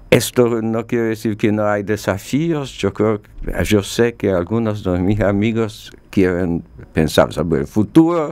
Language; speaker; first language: Spanish; non-native, fluent; Polish